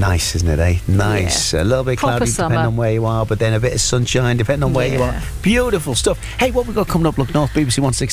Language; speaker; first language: English; native; English